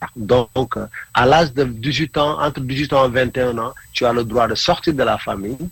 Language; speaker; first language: French; non-native, local second language; Mandingo